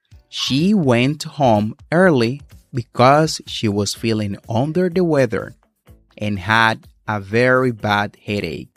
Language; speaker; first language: English; non-native, fluent; Spanish